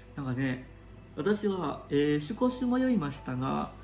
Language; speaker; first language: Japanese; non-native, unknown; Indonesian